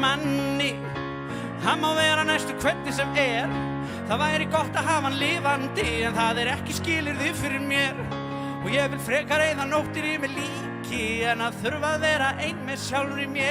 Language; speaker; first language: Icelandic; native; Icelandic